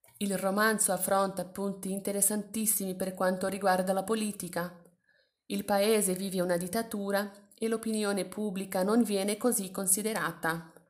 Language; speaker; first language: Italian; non-native, fluent; Portuguese